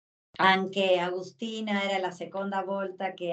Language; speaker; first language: Italian; non-native, learner; Spanish